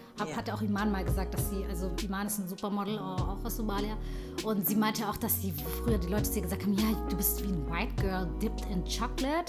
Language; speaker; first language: German; early bilingual, other home language; Somali